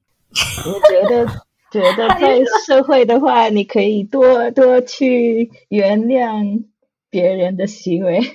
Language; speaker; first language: Chinese; non-native, fluent; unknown